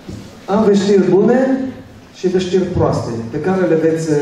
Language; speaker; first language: Romanian; early bilingual, other home language; Hebrew